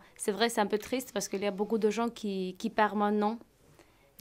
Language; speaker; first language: French; non-native, fluent; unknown